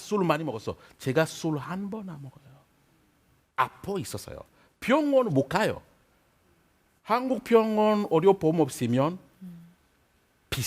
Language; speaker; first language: Korean; non-native, learner; French